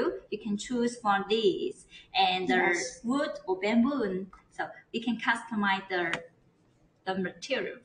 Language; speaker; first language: English; non-native, learner; Chinese